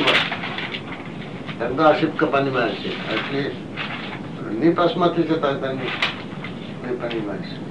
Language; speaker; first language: Russian; non-native, learner; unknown